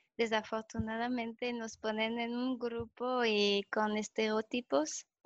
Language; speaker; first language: Spanish; non-native, fluent; French